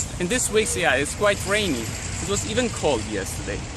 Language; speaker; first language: English; non-native, fluent; Italian